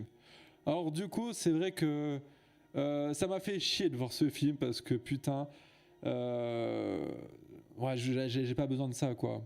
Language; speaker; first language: French; native; French